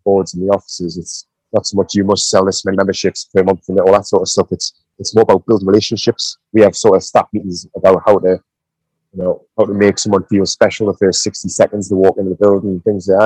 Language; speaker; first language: English; native; English